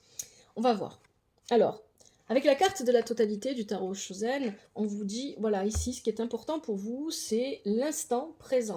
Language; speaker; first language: French; native; French